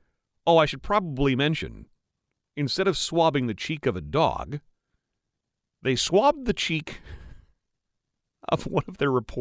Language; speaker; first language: English; native; English